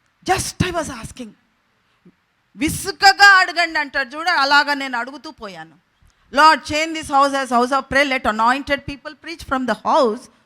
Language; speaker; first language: English; non-native, local second language; Telugu